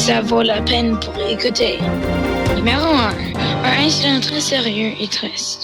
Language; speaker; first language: French; non-native, learner; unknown